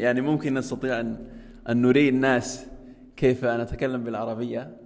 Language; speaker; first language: Arabic; non-native, learner; English